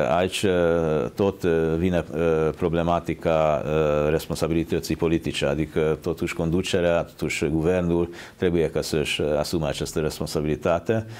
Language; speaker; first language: Romanian; non-native, fluent; Hungarian